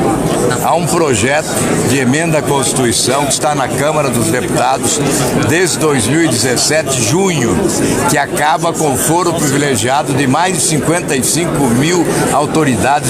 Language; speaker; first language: Portuguese; native; Portuguese